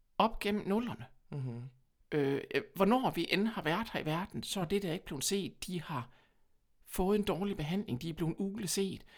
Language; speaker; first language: Danish; early bilingual, other home language; German